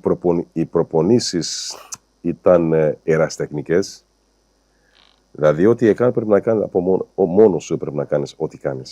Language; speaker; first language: Greek; non-native, learner; Kabuverdianu